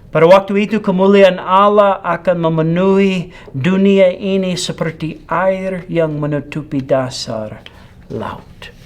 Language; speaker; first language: Malay; non-native, fluent; English